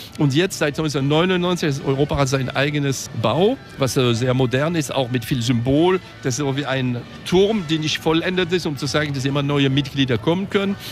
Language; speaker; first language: German; non-native, local second language; French